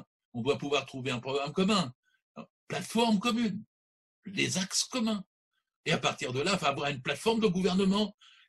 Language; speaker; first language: French; native; French